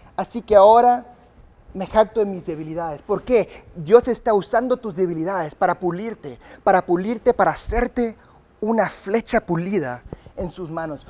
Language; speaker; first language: Spanish; early bilingual, other home language; English